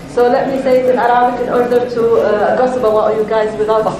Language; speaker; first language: English; non-native, fluent; Arabic